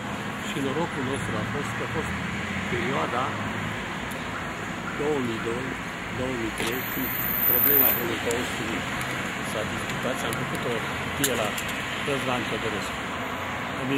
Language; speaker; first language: Romanian; non-native, local second language; Hungarian